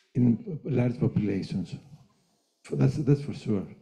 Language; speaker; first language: English; non-native, fluent; Greek